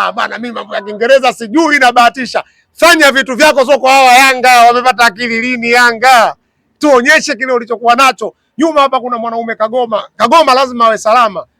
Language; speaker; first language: Swahili; native; Swahili